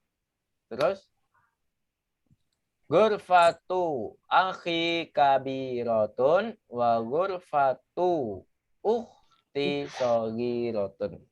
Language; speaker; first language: Arabic; non-native, fluent; Indonesian